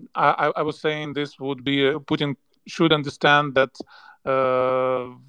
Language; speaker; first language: English; non-native, fluent; Ukrainian